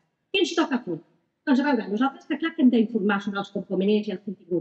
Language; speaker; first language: Catalan; native; Catalan